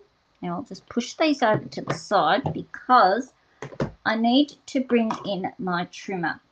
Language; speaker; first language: English; native; English